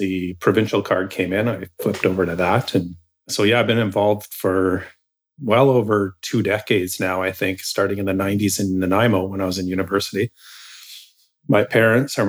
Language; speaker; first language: English; native; English